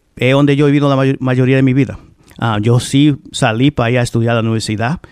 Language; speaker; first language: Spanish; early bilingual, heritage; Spanish